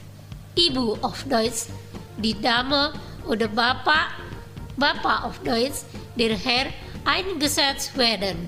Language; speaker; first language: German; non-native, fluent; Indonesian